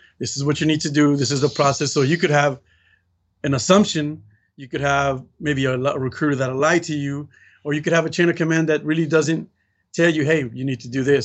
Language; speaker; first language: English; native; English